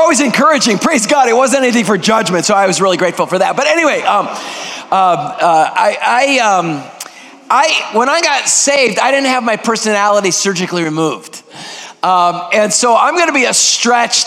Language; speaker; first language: English; non-native, fluent; Greek